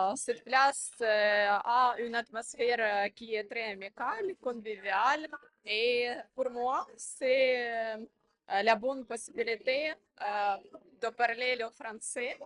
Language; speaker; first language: French; non-native, learner; Ukrainian